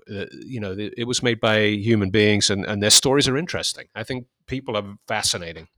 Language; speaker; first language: English; native; English